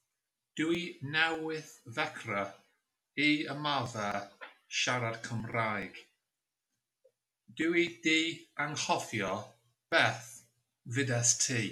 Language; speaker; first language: Welsh; non-native, learner; English